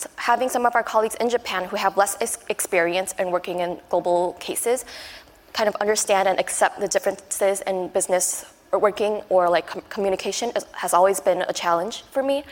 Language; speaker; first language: English; non-native, fluent; Chinese